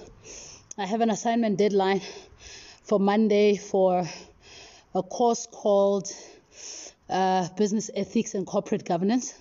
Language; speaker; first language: English; non-native, local second language; Northern Sotho